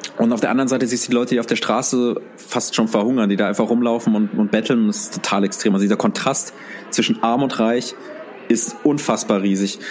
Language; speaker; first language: German; early bilingual, other home language; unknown